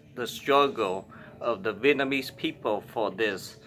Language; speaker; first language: English; non-native, fluent; Vietnamese